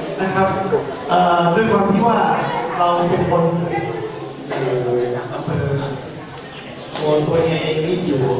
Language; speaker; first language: Thai; native; Thai